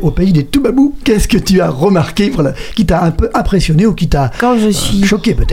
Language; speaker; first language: French; native; French